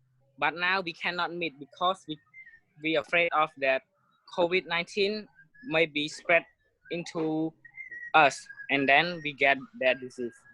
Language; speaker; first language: English; non-native, learner; Khmer